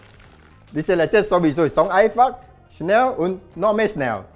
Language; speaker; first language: German; non-native, learner; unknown